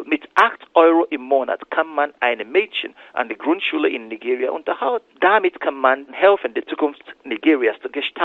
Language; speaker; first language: German; non-native, fluent; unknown